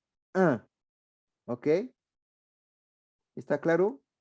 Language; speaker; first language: Spanish; non-native, fluent; French